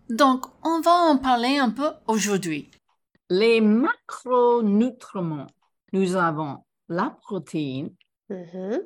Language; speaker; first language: French; non-native, fluent; English